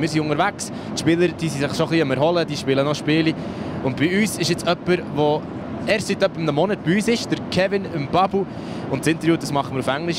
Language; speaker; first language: German; native; German